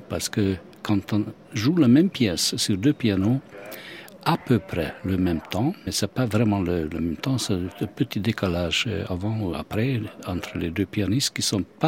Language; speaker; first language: French; non-native, fluent; Hungarian